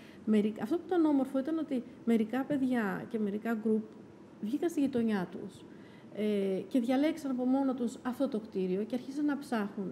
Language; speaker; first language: Greek; native; Greek